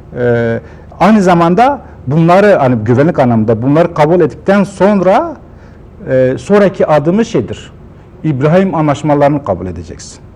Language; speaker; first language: Turkish; non-native, local second language; Kurdish